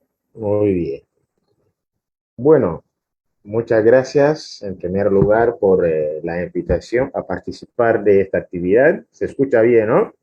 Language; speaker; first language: Spanish; non-native, fluent; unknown